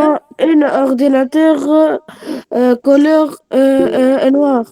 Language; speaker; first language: French; non-native, local second language; Arabic